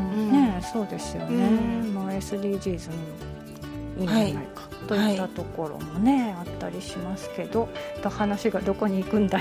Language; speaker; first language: Japanese; native; Japanese